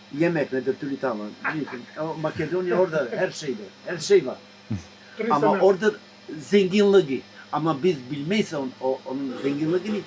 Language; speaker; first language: Turkish; non-native, local second language; Albanian